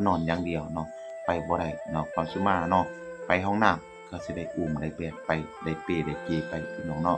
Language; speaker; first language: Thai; non-native, local second language; Lao